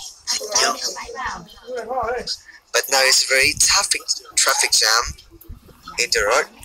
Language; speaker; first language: English; non-native, learner; Thai